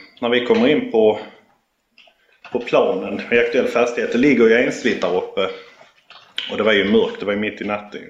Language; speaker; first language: Swedish; native; Swedish